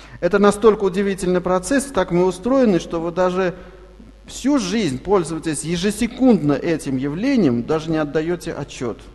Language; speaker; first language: Russian; non-native, local second language; Armenian